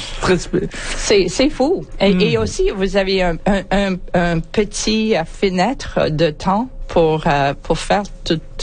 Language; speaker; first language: French; non-native, fluent; English